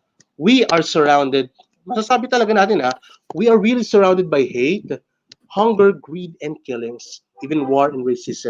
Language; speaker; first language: English; non-native, local second language; Filipino